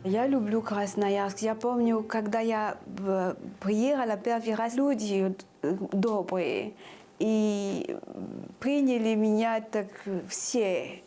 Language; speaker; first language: Russian; non-native, fluent; French